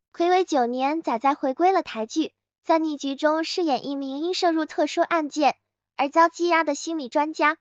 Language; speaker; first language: Chinese; native; Chinese